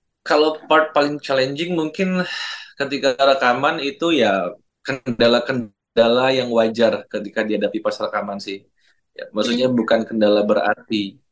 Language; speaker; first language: Indonesian; non-native, local second language; Minangkabau